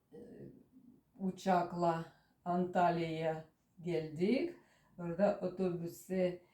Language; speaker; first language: Turkish; non-native, learner; Russian